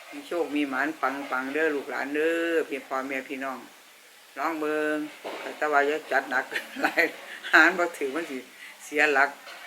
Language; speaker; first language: Thai; native; Thai